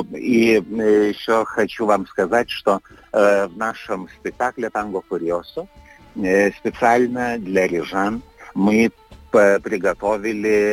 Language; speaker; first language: Russian; non-native, fluent; Lithuanian